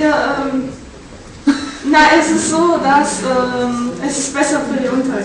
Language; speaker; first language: German; non-native, learner; Croatian